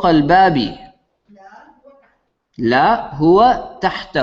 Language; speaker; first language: Arabic; non-native, fluent; English